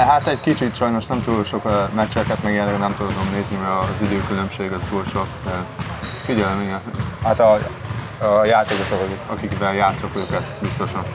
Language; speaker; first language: Hungarian; early bilingual, heritage; Hungarian